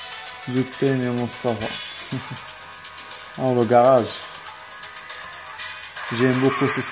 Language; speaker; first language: French; non-native, fluent; Arabic